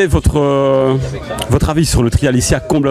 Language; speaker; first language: French; native; French